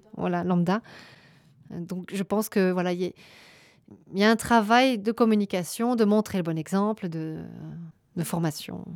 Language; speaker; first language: French; native; French